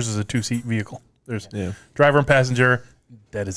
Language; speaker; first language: English; native; English